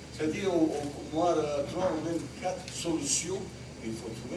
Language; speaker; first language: French; non-native, learner; Bosnian